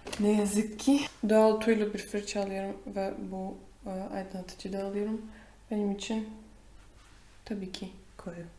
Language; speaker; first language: Turkish; non-native, fluent; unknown